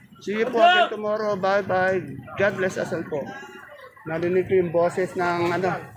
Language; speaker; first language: Filipino; native; Filipino